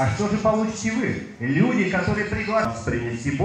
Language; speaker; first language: Russian; non-native, learner; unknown